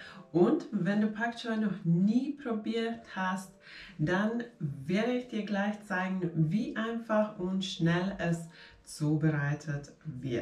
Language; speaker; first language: German; non-native, fluent; Finnish